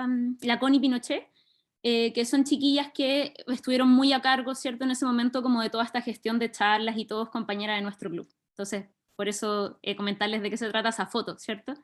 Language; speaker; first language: Spanish; native; Spanish